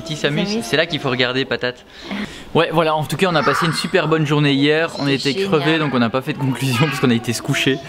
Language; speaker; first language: French; native; French